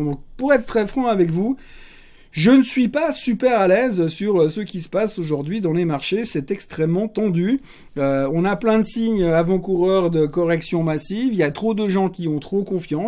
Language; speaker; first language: French; native; French